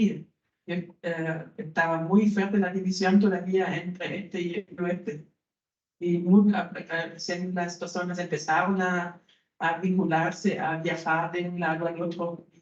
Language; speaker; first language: Spanish; non-native, fluent; German